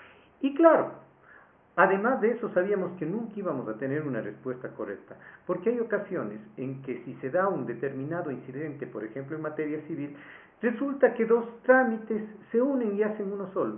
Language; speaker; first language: Spanish; native; Spanish